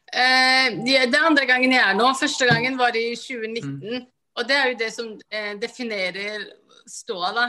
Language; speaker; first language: Norwegian; early bilingual, other home language; Somali